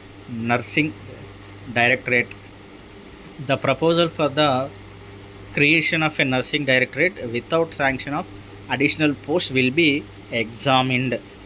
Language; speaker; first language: English; non-native, local second language; Telugu